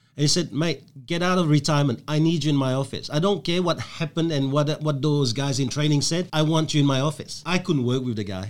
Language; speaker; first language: English; non-native, fluent; French